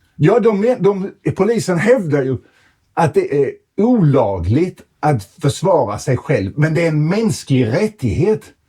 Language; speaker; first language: Swedish; native; Swedish